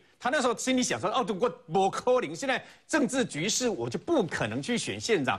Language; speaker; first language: Chinese; native; Chinese